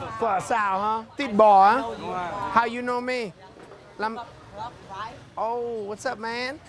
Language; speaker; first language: Vietnamese; early bilingual, heritage; English